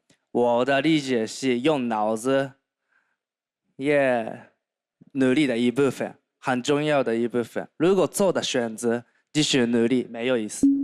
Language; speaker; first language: Chinese; non-native, learner; Korean